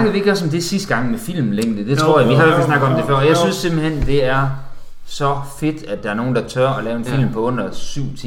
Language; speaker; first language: Danish; native; Danish